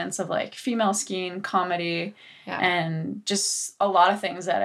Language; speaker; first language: English; native; English